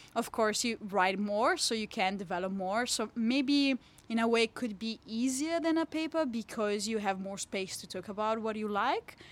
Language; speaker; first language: English; non-native, fluent; Italian